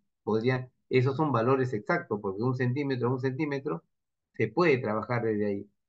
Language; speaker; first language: Spanish; native; Spanish